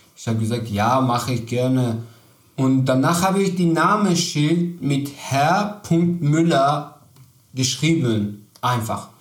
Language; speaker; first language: German; non-native, learner; Persian